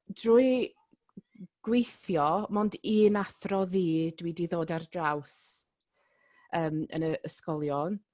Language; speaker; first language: Welsh; non-native, local second language; English